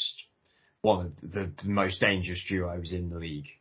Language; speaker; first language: English; native; English